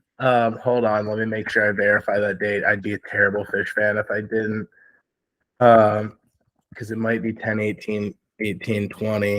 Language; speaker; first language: English; native; English